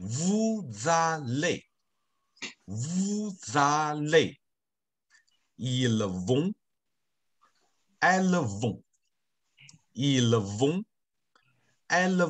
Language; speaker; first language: French; non-native, fluent; Chinese